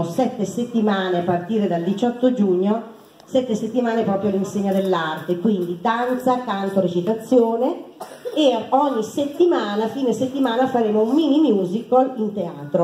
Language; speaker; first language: Italian; native; Italian